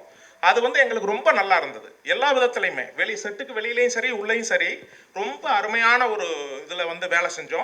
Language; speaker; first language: Tamil; native; Tamil